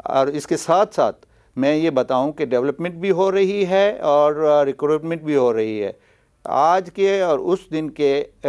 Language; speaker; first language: Urdu; non-native, local second language; Baluchi